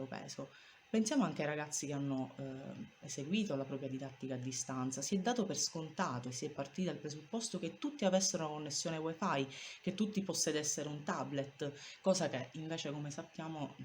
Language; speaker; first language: Italian; native; Italian